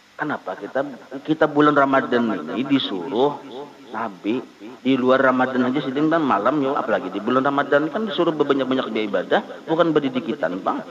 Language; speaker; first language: Indonesian; non-native, local second language; Banjar